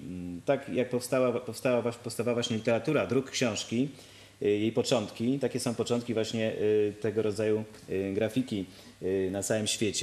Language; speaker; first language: Polish; native; Polish